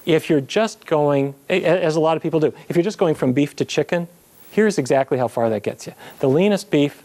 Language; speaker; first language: English; native; English